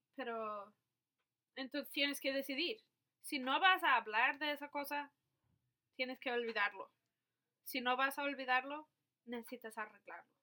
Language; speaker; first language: Spanish; non-native, fluent; English